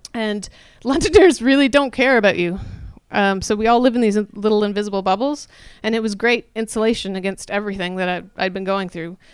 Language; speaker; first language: English; native; English